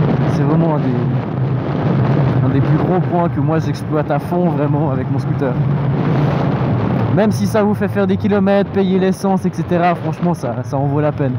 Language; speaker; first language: French; native; French